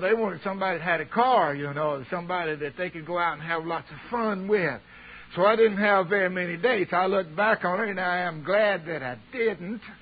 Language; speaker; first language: English; native; English